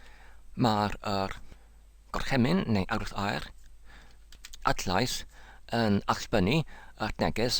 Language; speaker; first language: Welsh; non-native, learner; English